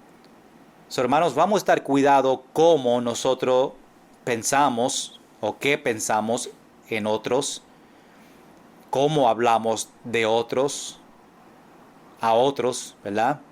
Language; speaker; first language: Spanish; non-native, fluent; English